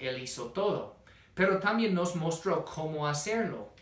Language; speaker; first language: Spanish; non-native, fluent; English